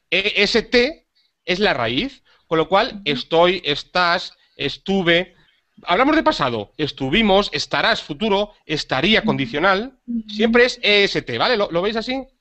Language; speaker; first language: Spanish; native; Spanish